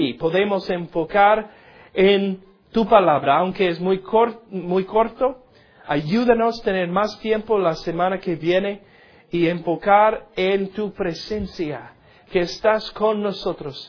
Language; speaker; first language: Spanish; non-native, learner; English